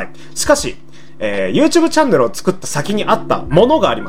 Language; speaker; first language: Japanese; native; Japanese